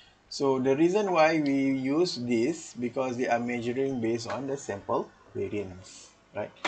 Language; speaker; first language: English; non-native, local second language; Malay